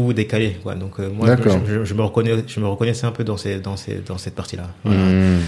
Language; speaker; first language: French; native; French